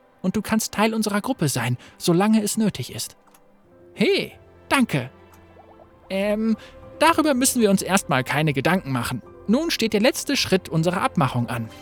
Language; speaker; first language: German; native; German